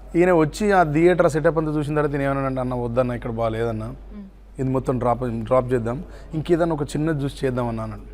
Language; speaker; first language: Telugu; native; Telugu